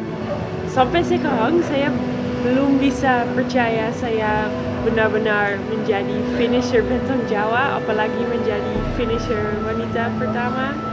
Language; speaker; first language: Indonesian; non-native, fluent; Dutch